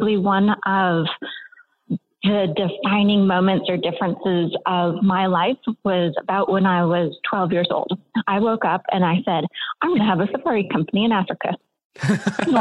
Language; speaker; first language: English; native; English